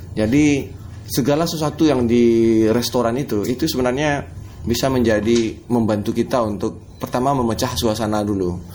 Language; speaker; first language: Indonesian; native; Indonesian